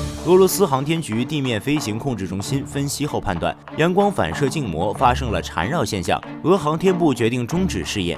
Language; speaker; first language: Chinese; native; Chinese